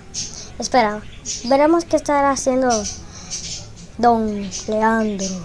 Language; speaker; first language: Spanish; native; Spanish